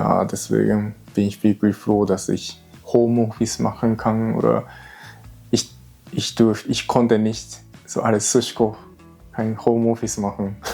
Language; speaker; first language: German; non-native, learner; Japanese